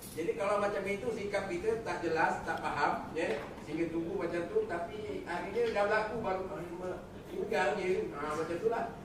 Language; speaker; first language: Malay; native; Malay